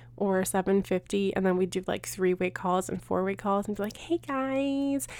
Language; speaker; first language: English; early bilingual, other home language; Spanish